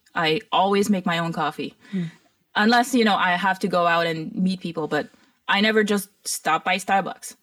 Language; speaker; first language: English; early bilingual, other home language; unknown